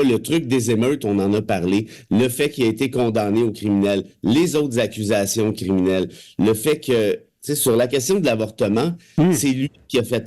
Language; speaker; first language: French; native; French